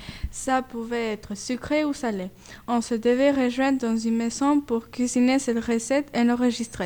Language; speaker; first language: French; non-native, learner; Spanish